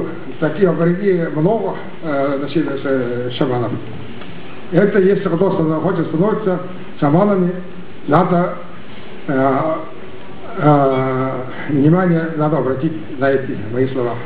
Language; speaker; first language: Russian; non-native, local second language; Tuvinian